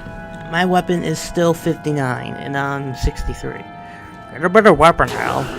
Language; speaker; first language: English; native; English